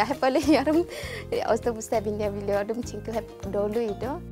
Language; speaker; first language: Turkish; non-native, fluent; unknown